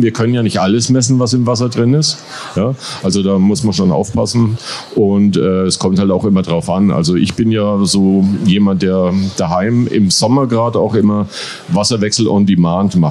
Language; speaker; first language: German; native; German